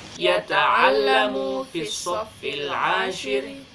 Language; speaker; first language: Arabic; non-native, learner; Indonesian